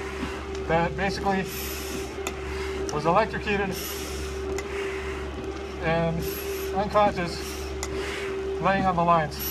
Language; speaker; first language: English; native; English